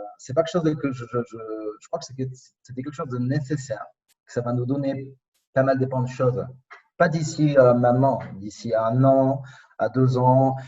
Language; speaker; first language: French; non-native, fluent; Spanish